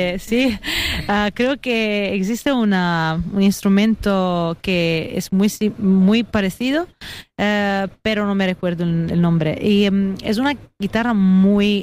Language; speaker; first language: Spanish; non-native, fluent; Italian